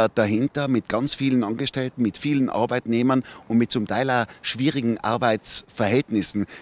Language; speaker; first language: German; native; German